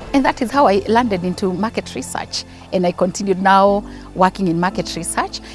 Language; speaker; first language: English; non-native, local second language; Kikuyu